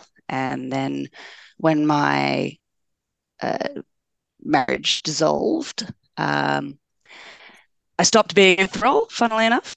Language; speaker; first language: English; native; English